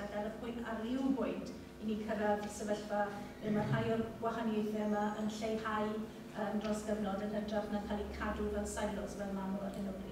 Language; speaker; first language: Welsh; native; Welsh